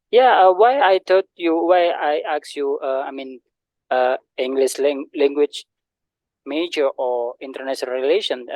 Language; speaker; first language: English; non-native, learner; Indonesian